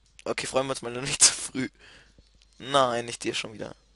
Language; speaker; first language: German; native; German